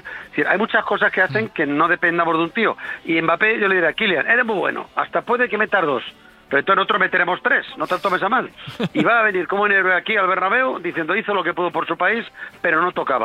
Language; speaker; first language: Spanish; native; Spanish